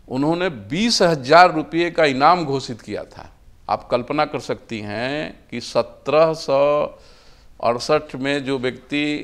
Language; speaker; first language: Hindi; native; Hindi